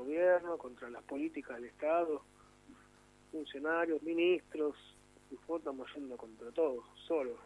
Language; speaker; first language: Spanish; native; Spanish